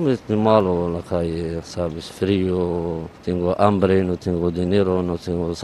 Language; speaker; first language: Spanish; non-native, learner; Arabic